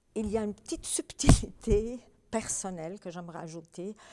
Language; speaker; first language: French; early bilingual, other home language; Polish